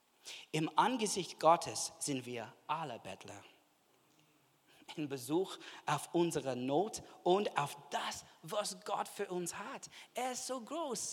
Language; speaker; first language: German; non-native, fluent; English